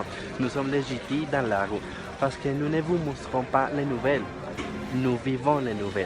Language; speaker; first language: French; non-native, learner; Spanish